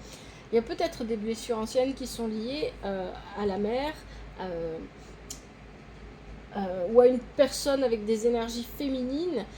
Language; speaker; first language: French; native; French